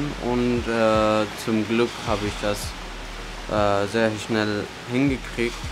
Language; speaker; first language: German; early bilingual, other home language; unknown